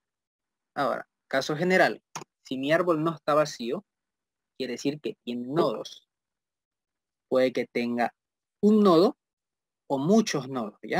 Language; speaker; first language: Spanish; native; Spanish